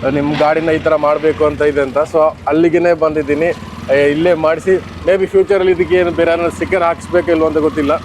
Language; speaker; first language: Kannada; non-native, local second language; Malayalam